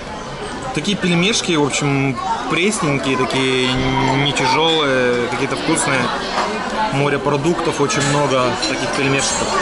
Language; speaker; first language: Russian; native; Russian